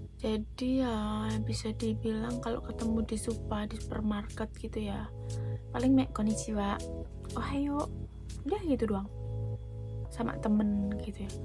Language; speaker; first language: Indonesian; native; Indonesian